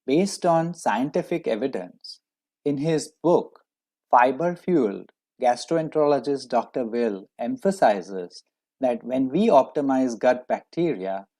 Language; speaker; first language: English; non-native, local second language; Marathi